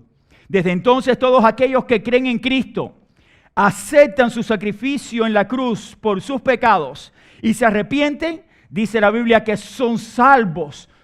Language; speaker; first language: Spanish; native; Spanish